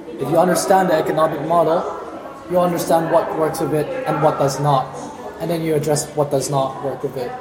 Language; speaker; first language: English; native; English